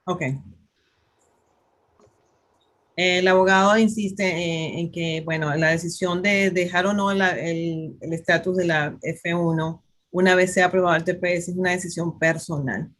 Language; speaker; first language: Spanish; native; Spanish